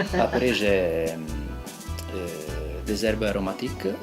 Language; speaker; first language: French; non-native, local second language; Italian